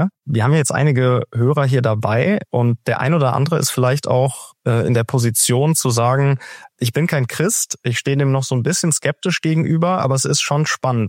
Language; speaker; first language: German; native; German